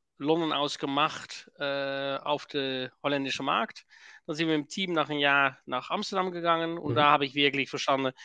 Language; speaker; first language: German; non-native, fluent; Dutch